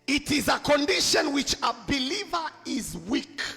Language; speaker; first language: English; non-native, local second language; Swahili